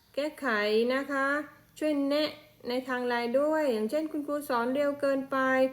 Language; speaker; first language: Thai; non-native, local second language; Malay